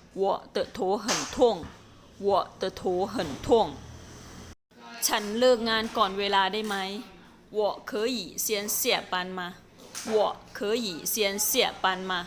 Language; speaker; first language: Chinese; non-native, fluent; Thai